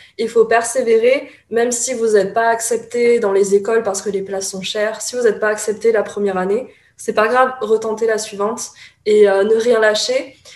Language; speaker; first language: French; early bilingual, other home language; Chinese